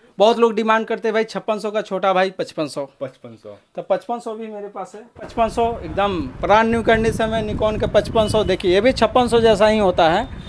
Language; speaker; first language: Hindi; native; Hindi